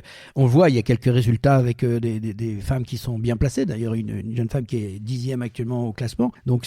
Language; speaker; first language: French; native; French